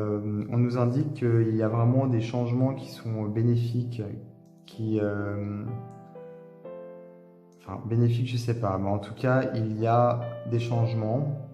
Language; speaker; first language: French; native; French